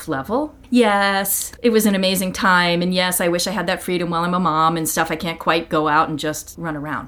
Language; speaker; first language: English; native; English